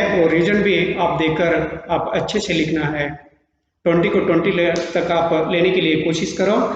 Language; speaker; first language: Hindi; non-native, local second language; Kannada